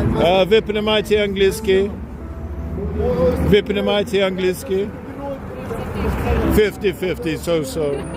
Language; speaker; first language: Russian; non-native, learner; English